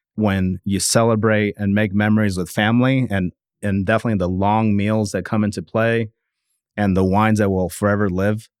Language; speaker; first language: English; native; English